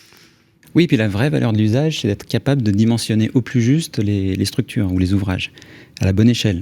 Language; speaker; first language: French; native; French